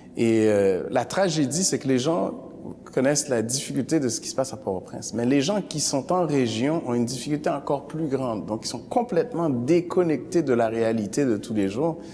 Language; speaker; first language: French; early bilingual, other home language; Haitian Creole